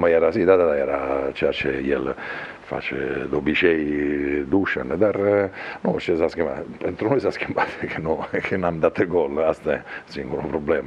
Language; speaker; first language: Romanian; non-native, fluent; Italian